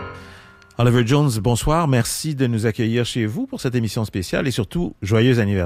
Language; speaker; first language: French; native; French